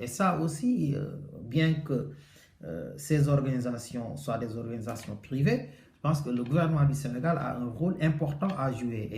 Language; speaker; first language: French; non-native, local second language; Wolof